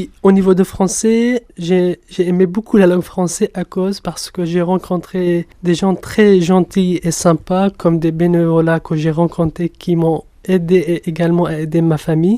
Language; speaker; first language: French; non-native, fluent; Kurdish